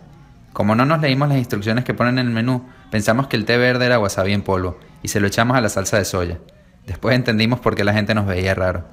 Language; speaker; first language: Spanish; native; Spanish